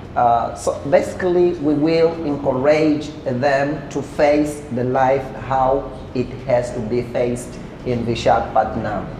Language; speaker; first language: English; non-native, fluent; Portuguese